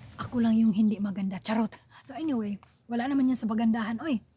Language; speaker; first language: Filipino; non-native, local second language; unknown